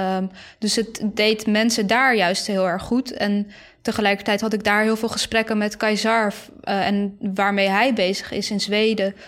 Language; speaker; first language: Dutch; early bilingual, other home language; Bosnian